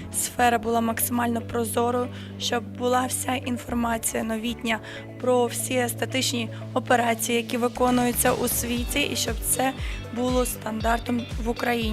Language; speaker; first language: Ukrainian; native; Ukrainian